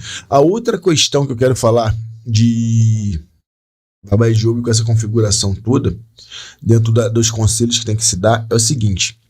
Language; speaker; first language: Portuguese; native; Portuguese